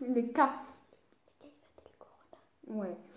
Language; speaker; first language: French; native; French